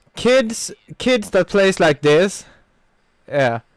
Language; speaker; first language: English; non-native, fluent; Norwegian